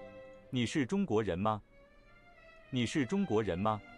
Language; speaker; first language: Chinese; non-native, learner; English